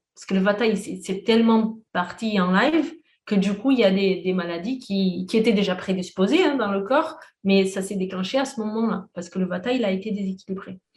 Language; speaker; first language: French; non-native, fluent; Portuguese